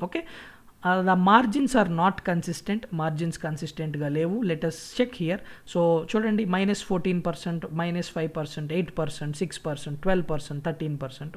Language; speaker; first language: English; non-native, local second language; Telugu